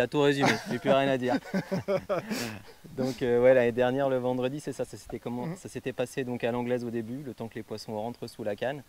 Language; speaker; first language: French; native; French